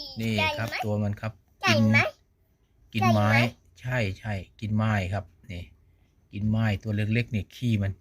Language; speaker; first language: Thai; native; Thai